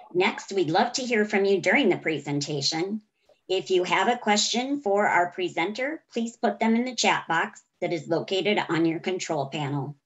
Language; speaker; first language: English; native; English